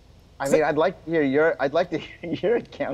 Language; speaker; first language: English; native; English